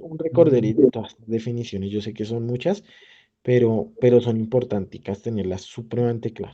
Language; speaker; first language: Spanish; native; Spanish